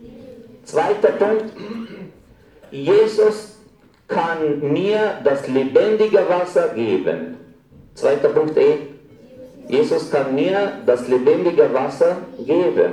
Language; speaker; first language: German; non-native, fluent; Arabic